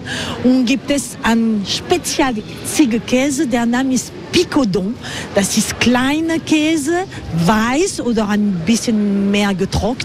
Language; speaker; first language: German; non-native, learner; French